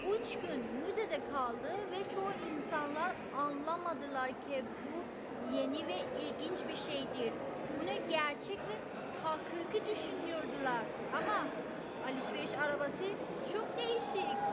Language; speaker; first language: Turkish; non-native, fluent; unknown